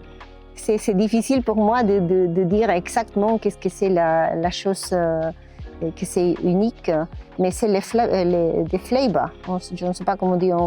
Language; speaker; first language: French; non-native, learner; Spanish